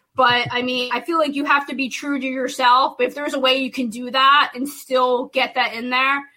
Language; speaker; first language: English; native; English